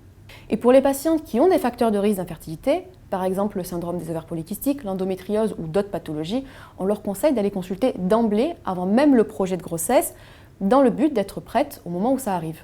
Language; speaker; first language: French; native; French